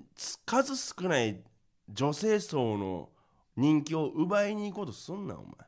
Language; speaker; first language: Japanese; native; Japanese